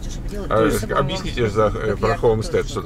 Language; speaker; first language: Russian; native; Russian